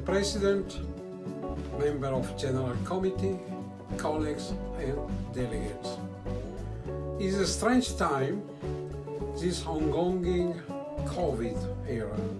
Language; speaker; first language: English; non-native, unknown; Italian